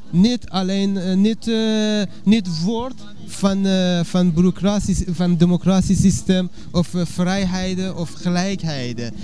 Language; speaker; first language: Dutch; non-native, learner; Persian